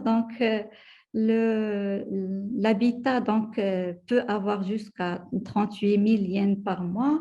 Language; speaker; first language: French; non-native, local second language; Arabic